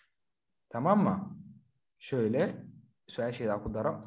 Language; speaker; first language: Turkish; non-native, fluent; Somali